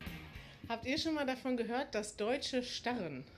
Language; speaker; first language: German; native; German